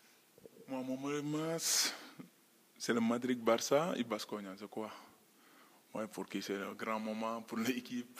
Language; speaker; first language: French; non-native, local second language; Wolof